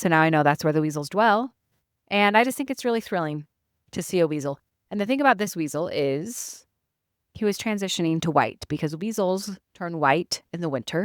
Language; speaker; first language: English; native; English